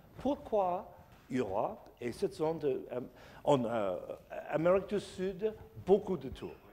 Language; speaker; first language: French; non-native, learner; English